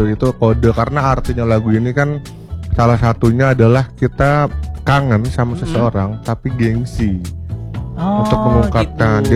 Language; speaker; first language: Indonesian; native; Indonesian